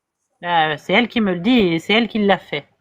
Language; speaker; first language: French; native; French